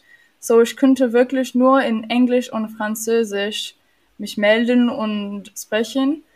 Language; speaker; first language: German; non-native, learner; English